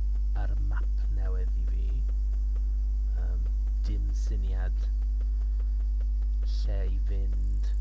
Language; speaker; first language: Welsh; non-native, learner; English